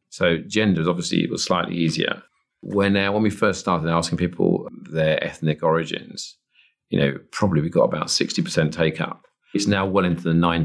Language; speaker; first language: English; native; English